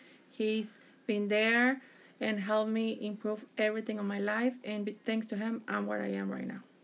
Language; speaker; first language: English; early bilingual, other home language; Spanish